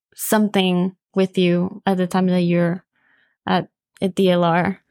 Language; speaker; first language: English; non-native, fluent; Spanish